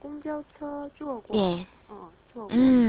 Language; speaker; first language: Chinese; non-native, learner; Korean